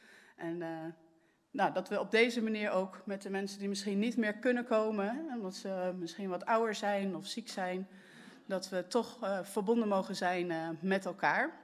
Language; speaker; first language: Dutch; native; Dutch